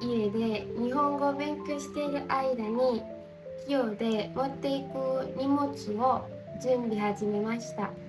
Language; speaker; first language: Japanese; non-native, learner; Indonesian